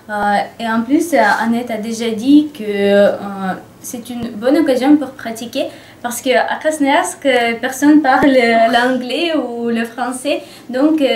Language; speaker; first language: French; non-native, fluent; Russian